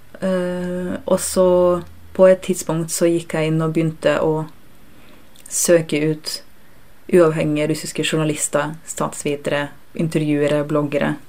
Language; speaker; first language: Norwegian; early bilingual, other home language; Russian